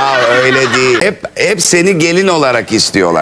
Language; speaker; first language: Turkish; native; Turkish